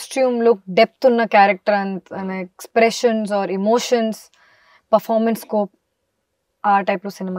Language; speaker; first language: Telugu; non-native, local second language; Hindi